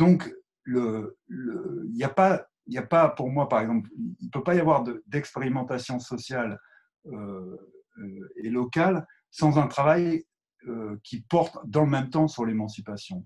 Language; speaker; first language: French; native; French